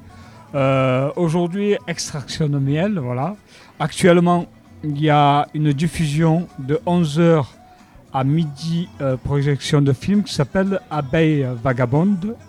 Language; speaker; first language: French; native; French